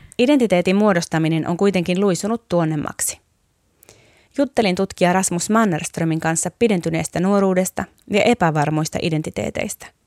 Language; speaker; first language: Finnish; native; Finnish